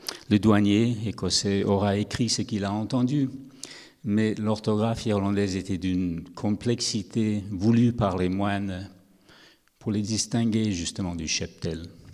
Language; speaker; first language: French; non-native, fluent; English